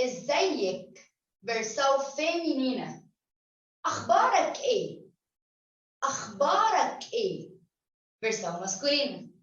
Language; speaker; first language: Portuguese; non-native, fluent; Arabic